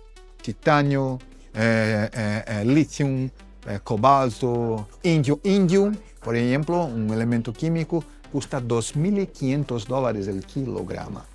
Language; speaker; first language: Spanish; non-native, fluent; Portuguese